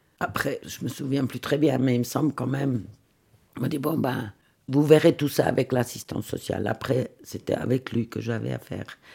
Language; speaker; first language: French; non-native, fluent; Swiss German